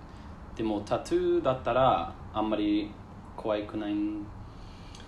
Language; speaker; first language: Japanese; non-native, learner; English